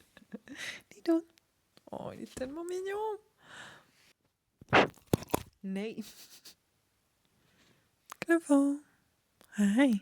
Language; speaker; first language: French; native; French